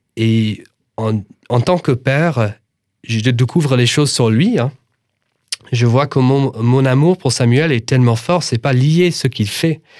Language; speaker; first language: French; non-native, fluent; English